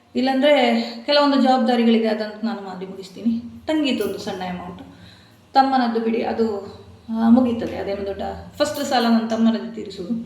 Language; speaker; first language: Kannada; non-native, local second language; Tulu